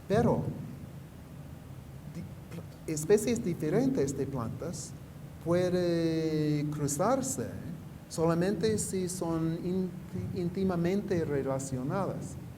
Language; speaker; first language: Spanish; non-native, fluent; English